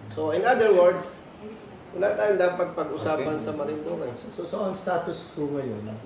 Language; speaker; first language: Filipino; native; Filipino